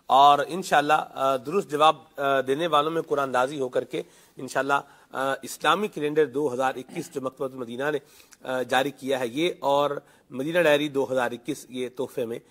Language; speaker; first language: Urdu; non-native, local second language; Punjabi